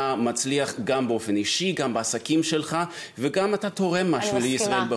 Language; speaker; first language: Hebrew; non-native, fluent; English